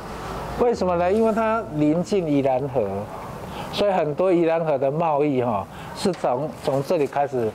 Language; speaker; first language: Chinese; native; Chinese